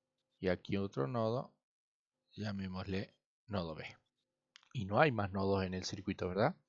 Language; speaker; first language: Spanish; native; Spanish